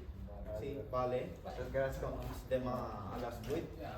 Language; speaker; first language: Catalan; non-native, learner; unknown